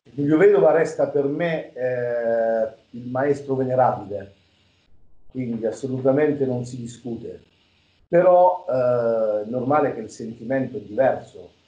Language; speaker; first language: Italian; native; Italian